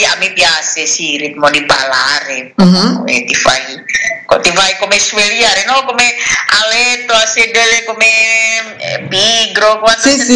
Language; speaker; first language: Italian; non-native, learner; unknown